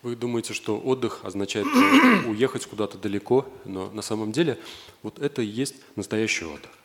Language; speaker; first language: Russian; native; Russian